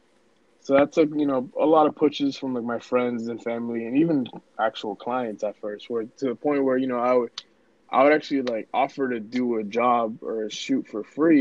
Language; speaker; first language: English; early bilingual, other home language; Spanish